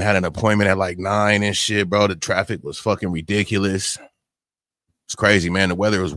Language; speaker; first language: English; native; English